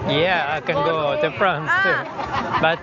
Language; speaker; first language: English; non-native, learner; Thai